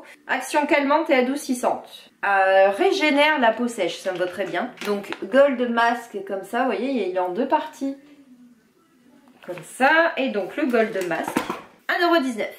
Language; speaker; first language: French; native; French